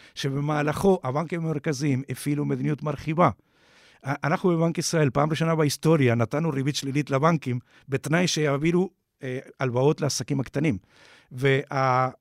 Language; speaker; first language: Hebrew; non-native, fluent; Spanish